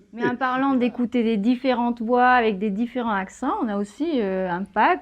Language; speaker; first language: French; non-native, fluent; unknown